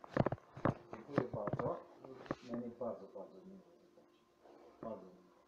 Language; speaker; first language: Polish; non-native, learner; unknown